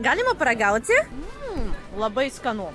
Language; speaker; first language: Lithuanian; non-native, learner; Russian